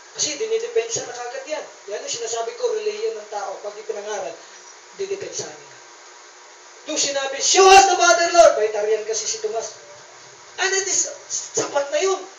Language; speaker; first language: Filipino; non-native, local second language; Cebuano